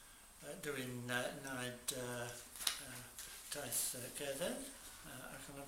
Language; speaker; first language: Welsh; non-native, learner; English